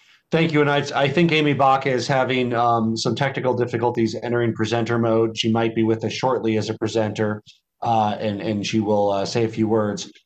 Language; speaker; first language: English; native; English